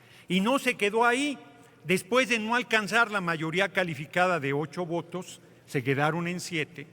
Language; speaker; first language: Spanish; native; Spanish